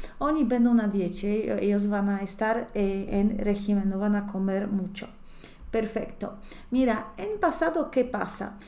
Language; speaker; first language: Spanish; non-native, fluent; Polish